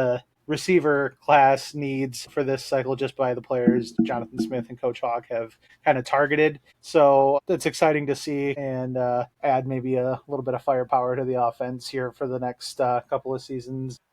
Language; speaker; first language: English; native; English